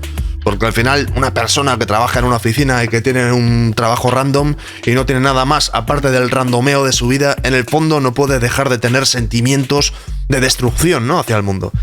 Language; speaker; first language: Spanish; native; Spanish